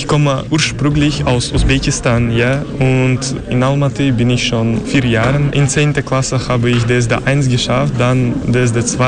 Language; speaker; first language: German; non-native, learner; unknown